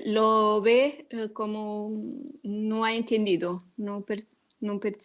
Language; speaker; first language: Spanish; non-native, learner; Portuguese